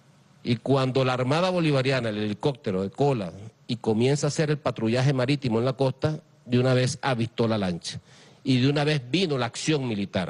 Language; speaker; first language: Spanish; native; Spanish